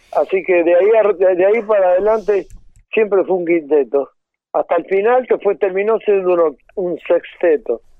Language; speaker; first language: Spanish; native; Spanish